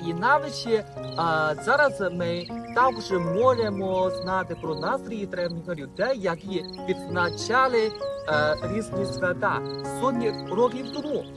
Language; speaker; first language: Ukrainian; non-native, fluent; Chinese